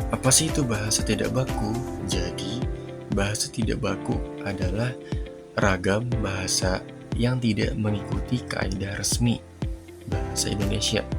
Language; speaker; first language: Indonesian; native; Indonesian